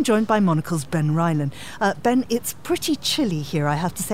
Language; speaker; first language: English; native; English